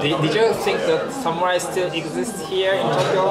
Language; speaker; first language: English; non-native, learner; Japanese